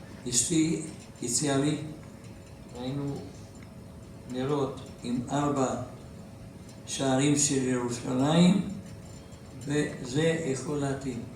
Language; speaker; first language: Hebrew; non-native, fluent; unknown